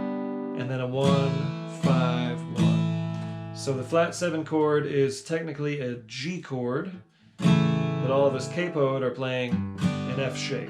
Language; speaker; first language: English; native; English